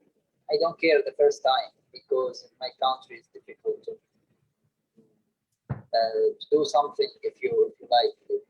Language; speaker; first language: English; non-native, learner; Arabic